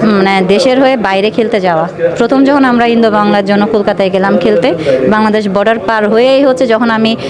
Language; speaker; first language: Bangla; native; Bangla